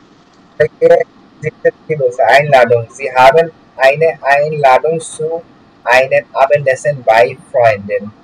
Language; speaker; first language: German; non-native, learner; Bangla